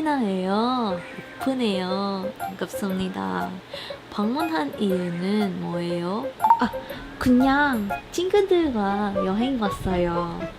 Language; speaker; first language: Korean; non-native, learner; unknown